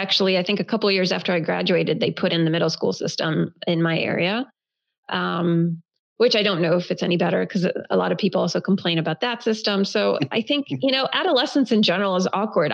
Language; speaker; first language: English; early bilingual, other home language; Hebrew